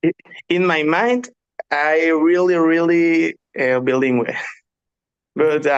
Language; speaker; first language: English; non-native, learner; Spanish